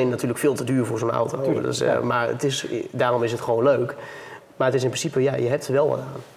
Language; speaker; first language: Dutch; native; Dutch